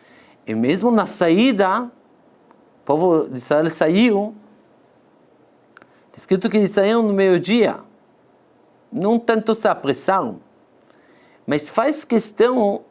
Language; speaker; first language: Portuguese; non-native, fluent; Hebrew